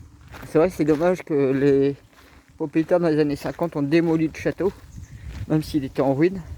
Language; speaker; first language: French; native; French